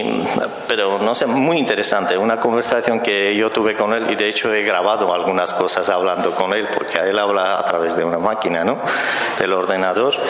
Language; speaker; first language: Spanish; non-native, fluent; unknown